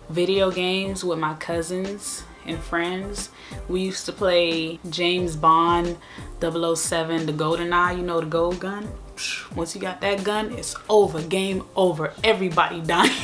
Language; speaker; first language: English; native; English